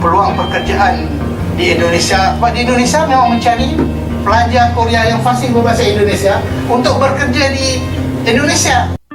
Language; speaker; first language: Malay; native; Malay